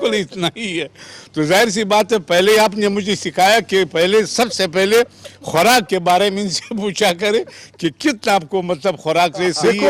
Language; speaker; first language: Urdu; non-native, local second language; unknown